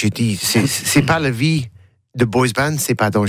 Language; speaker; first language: French; non-native, learner; English